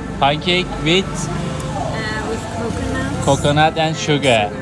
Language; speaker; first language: English; non-native, learner; Turkish